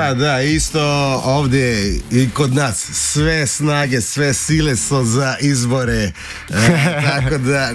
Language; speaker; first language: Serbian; non-native, fluent; Slovenian